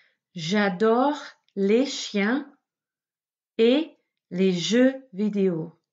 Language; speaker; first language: French; non-native, fluent; English